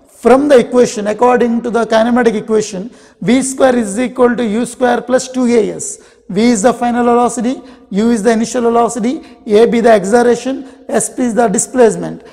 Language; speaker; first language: English; non-native, local second language; Kannada